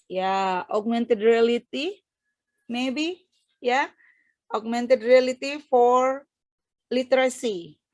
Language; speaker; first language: English; non-native, fluent; Indonesian